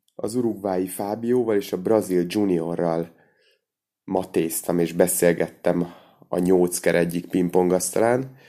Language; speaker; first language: Hungarian; native; Hungarian